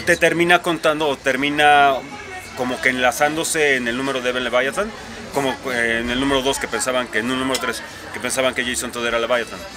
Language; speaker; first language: Spanish; native; Spanish